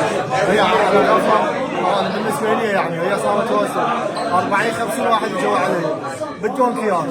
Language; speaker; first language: Arabic; native; Arabic